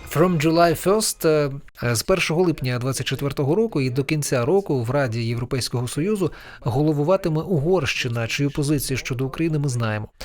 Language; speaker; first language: Ukrainian; native; Ukrainian